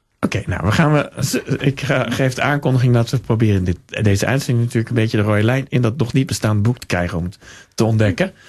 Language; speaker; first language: Dutch; native; Dutch